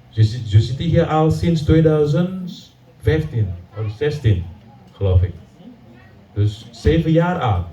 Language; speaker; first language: Dutch; non-native, learner; Indonesian